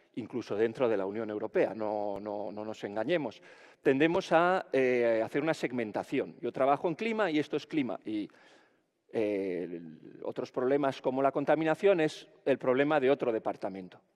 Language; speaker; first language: Spanish; native; Spanish